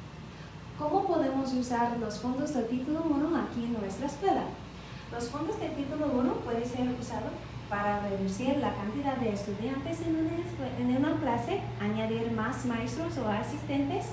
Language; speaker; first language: Spanish; non-native, learner; English